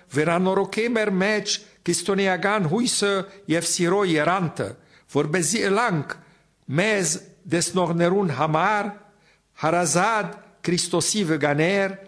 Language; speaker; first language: Armenian; native; Armenian